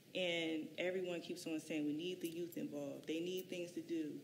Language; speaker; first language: English; native; English